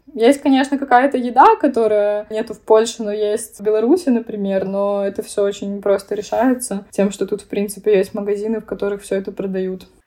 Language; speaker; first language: Russian; native; Russian